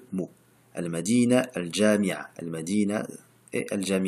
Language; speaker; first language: Arabic; non-native, fluent; French